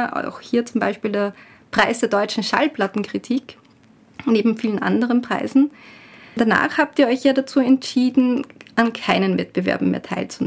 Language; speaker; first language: German; native; German